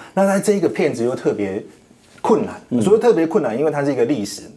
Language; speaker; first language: Chinese; native; Chinese